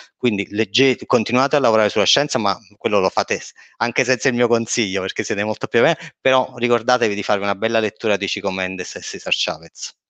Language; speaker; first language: Italian; native; Italian